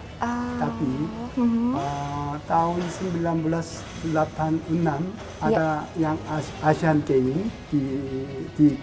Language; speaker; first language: Indonesian; non-native, fluent; Korean